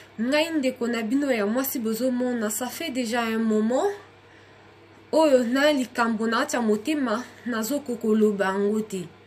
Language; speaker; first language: Lingala; native; Lingala